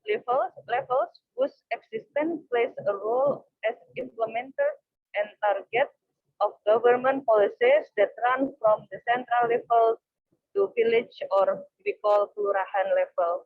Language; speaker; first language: English; non-native, fluent; Indonesian